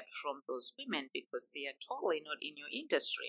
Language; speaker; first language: English; non-native, local second language; Shona